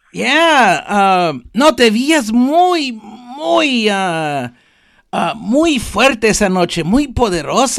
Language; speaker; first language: Spanish; early bilingual, heritage; Spanish